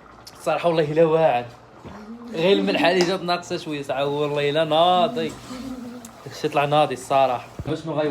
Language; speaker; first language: Arabic; native; Arabic